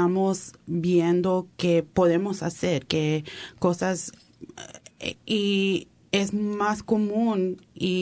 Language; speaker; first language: Spanish; early bilingual, heritage; Spanish